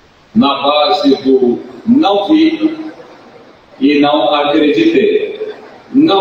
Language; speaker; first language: Portuguese; native; Portuguese